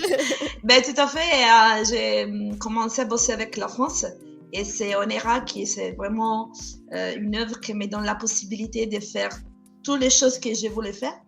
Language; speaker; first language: French; non-native, fluent; Italian